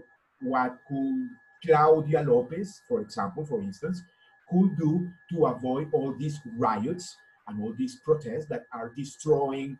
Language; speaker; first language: English; non-native, fluent; Spanish